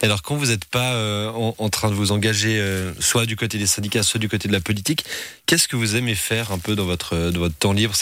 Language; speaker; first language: French; native; French